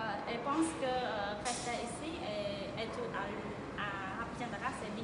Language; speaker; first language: French; non-native, learner; Khmer